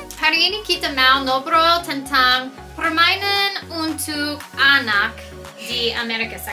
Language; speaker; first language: Indonesian; non-native, learner; English